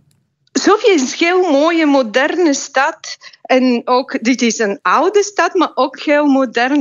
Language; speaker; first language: Dutch; non-native, fluent; Bulgarian